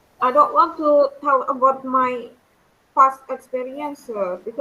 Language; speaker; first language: English; non-native, learner; Indonesian